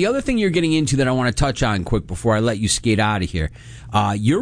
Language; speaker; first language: English; native; English